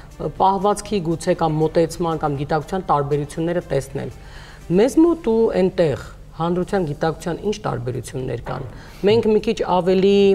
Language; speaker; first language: Armenian; native; Armenian